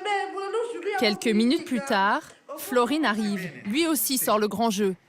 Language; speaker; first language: French; native; French